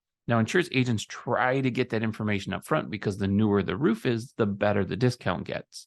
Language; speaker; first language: English; native; English